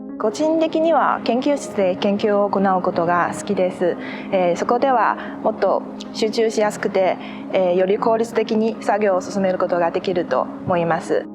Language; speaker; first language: Japanese; non-native, fluent; Chinese